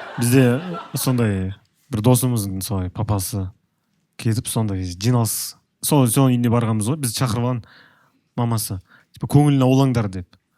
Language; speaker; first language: Kazakh; native; Kazakh